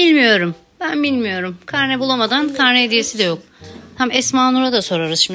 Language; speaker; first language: Turkish; native; Turkish